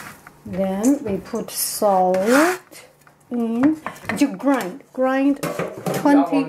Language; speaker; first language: English; non-native, learner; Chinese